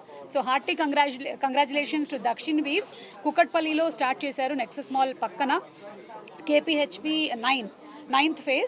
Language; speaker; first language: Telugu; native; Telugu